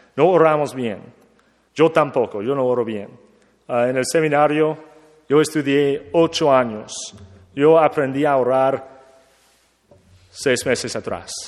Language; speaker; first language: Spanish; non-native, learner; English